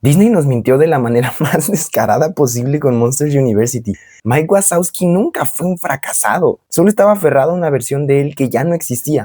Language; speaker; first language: Spanish; native; Spanish